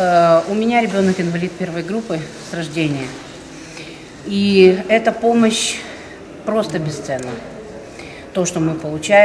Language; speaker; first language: Russian; native; Russian